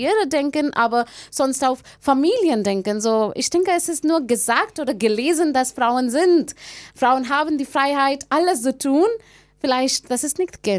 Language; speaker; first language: German; non-native, learner; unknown